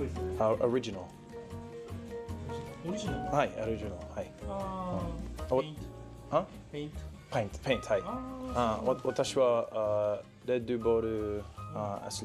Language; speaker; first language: Japanese; non-native, learner; English